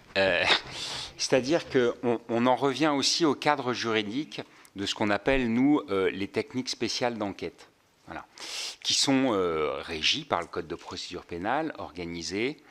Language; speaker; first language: French; native; French